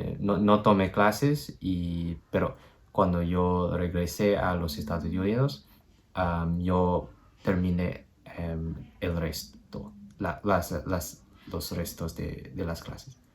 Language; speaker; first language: Spanish; non-native, learner; English